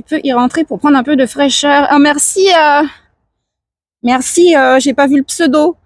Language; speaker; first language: French; native; French